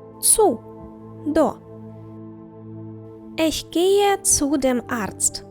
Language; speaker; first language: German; non-native, fluent; Ukrainian